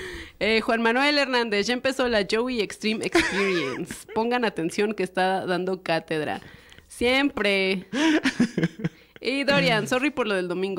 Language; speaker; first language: Spanish; native; Spanish